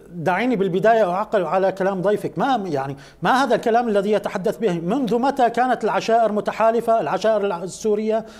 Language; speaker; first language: Arabic; native; Arabic